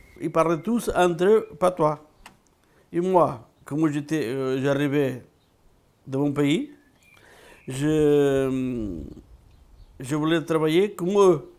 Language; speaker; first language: French; non-native, fluent; Portuguese